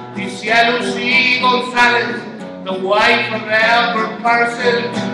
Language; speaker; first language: English; native; English